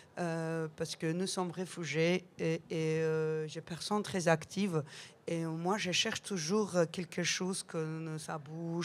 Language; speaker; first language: French; non-native, learner; Georgian